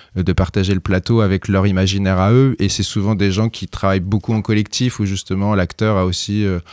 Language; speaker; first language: French; native; French